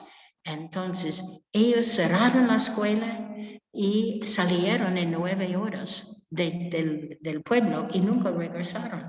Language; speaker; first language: Spanish; non-native, fluent; English